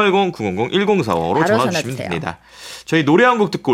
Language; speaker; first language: Korean; native; Korean